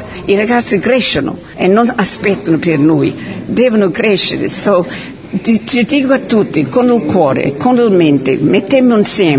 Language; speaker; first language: Italian; early bilingual, heritage; Italian